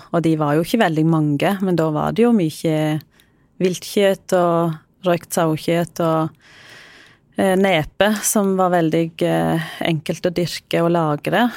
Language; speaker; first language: Norwegian; native; Norwegian